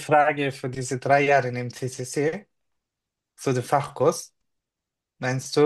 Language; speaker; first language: German; non-native, fluent; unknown